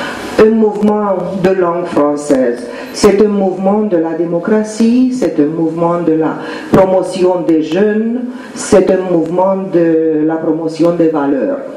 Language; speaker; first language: French; non-native, fluent; Romanian